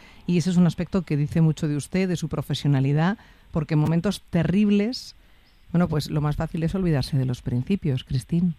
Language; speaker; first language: Spanish; native; Spanish